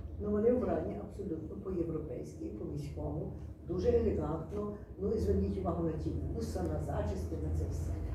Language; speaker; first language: Ukrainian; native; Ukrainian